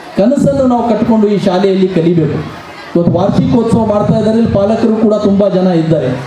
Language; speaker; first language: Kannada; native; Kannada